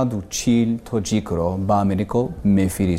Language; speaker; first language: Persian; non-native, learner; English